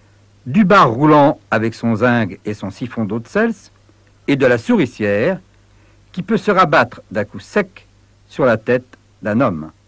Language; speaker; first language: French; native; French